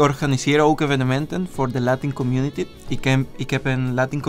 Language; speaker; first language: Dutch; non-native, learner; Spanish